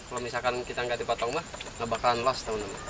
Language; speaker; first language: Indonesian; non-native, local second language; Sundanese